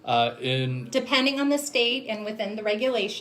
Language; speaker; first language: English; native; English